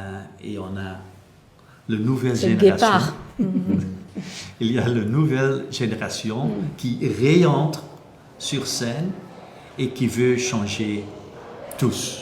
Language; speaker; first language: French; non-native, local second language; Dutch